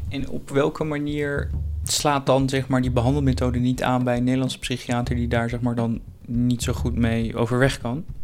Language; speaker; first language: Dutch; early bilingual, other home language; Turkish